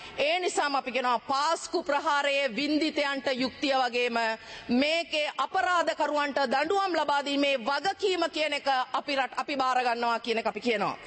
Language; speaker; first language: Sinhala; non-native, local second language; Tamil